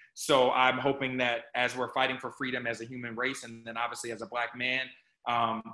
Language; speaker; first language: English; native; English